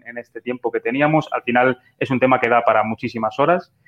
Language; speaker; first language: Spanish; native; Spanish